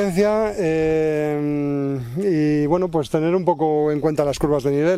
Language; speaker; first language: Spanish; native; Spanish